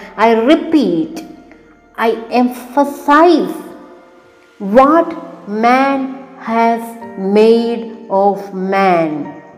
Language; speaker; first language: English; non-native, local second language; Malayalam